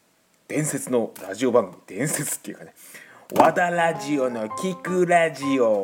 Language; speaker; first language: Japanese; native; Japanese